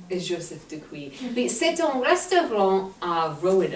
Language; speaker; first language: French; non-native, fluent; English